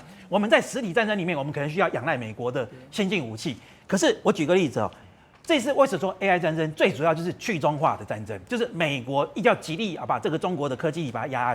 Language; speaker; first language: Chinese; native; Chinese